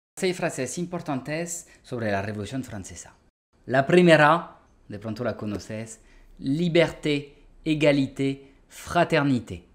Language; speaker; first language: Spanish; non-native, fluent; French